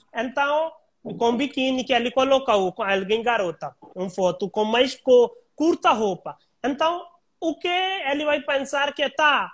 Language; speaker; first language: Portuguese; non-native, learner; Hindi